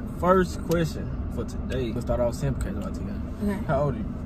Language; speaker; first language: English; native; English